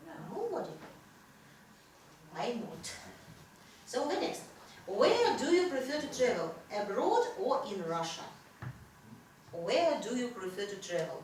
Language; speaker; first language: English; non-native, fluent; Russian